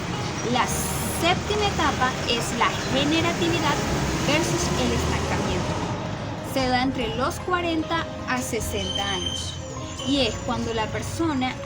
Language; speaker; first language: Spanish; native; Spanish